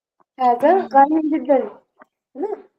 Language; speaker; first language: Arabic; non-native, fluent; Urdu